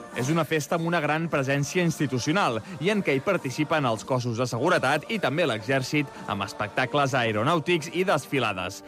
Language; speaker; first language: Catalan; native; Catalan